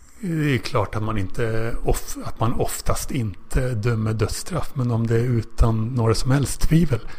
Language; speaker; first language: Swedish; native; Swedish